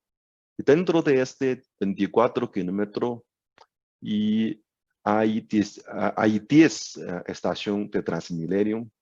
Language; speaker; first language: Spanish; non-native, learner; Chinese